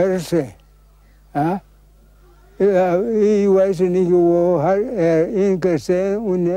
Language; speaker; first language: German; non-native, learner; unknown